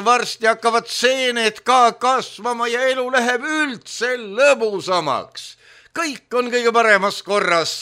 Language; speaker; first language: Estonian; native; Estonian